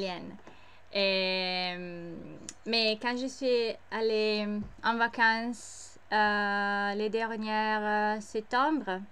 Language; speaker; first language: French; non-native, learner; English